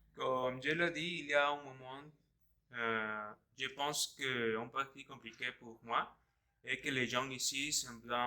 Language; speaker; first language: French; non-native, learner; Spanish